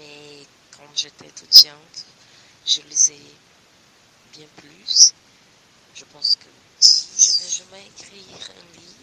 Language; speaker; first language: French; non-native, learner; Portuguese